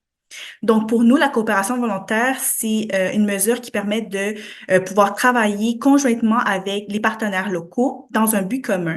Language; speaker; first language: French; native; French